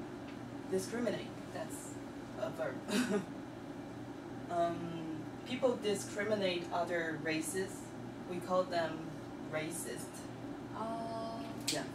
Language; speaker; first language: English; non-native, learner; Chinese